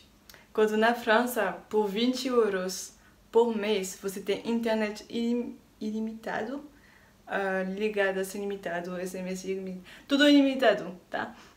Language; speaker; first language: Portuguese; non-native, learner; French